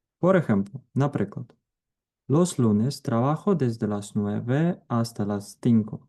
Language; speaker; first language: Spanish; non-native, fluent; Ukrainian